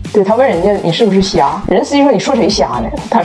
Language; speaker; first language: Chinese; native; Chinese